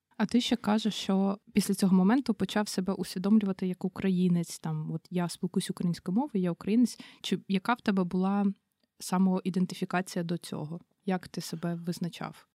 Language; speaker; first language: Ukrainian; native; Ukrainian